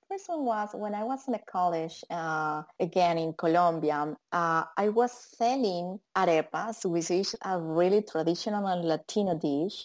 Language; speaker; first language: English; non-native, fluent; Spanish